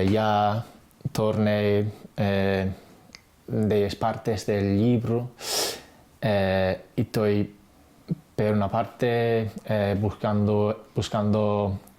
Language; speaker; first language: Spanish; non-native, fluent; English